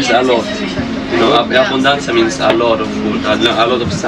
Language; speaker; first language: English; non-native, fluent; Italian